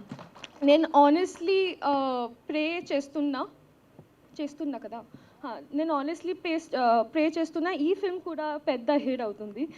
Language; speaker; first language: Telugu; non-native, learner; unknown